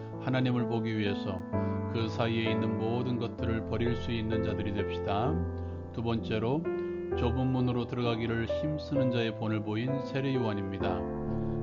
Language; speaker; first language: Korean; native; Korean